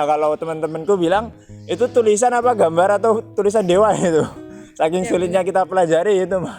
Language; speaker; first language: Indonesian; native; Indonesian